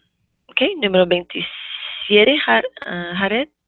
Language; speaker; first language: Spanish; non-native, fluent; English